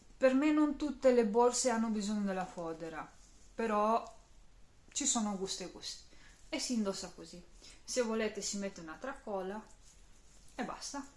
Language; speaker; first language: Italian; non-native, fluent; Romanian